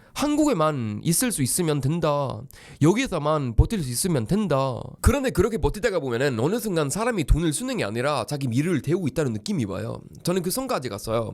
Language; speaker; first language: Korean; non-native, fluent; Swedish